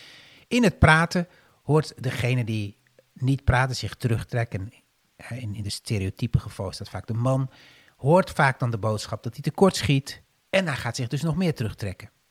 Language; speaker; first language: Dutch; native; Dutch